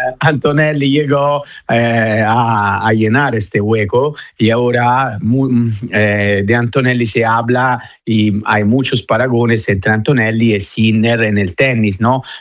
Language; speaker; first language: Spanish; non-native, fluent; Italian